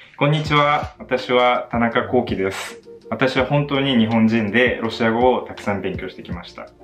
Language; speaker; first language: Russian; non-native, fluent; Japanese